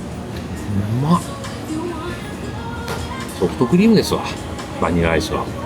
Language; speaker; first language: Japanese; native; Japanese